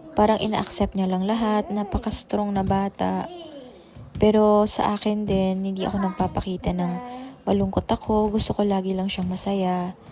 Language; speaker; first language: Filipino; native; Filipino